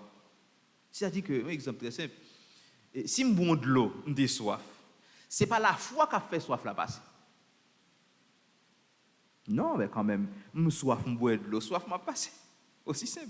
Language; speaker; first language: French; non-native, local second language; Haitian Creole